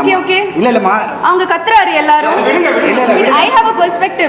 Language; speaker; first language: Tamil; non-native, fluent; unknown